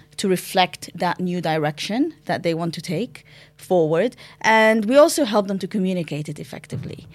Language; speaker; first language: English; non-native, fluent; Arabic